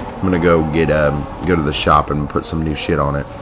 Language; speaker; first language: English; native; English